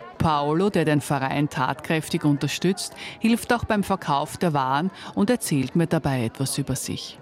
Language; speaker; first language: German; native; German